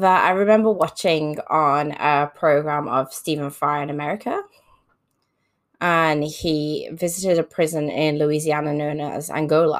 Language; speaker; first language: English; native; English